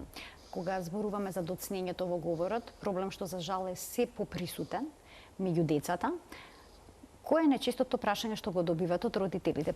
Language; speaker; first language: Macedonian; native; Macedonian